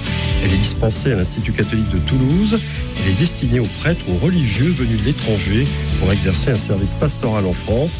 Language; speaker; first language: French; native; French